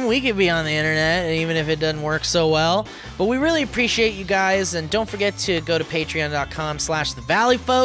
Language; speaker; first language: English; native; English